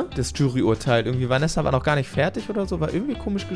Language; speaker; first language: German; native; German